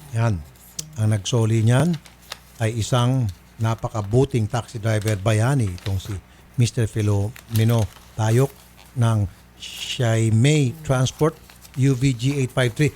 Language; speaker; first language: Filipino; native; Filipino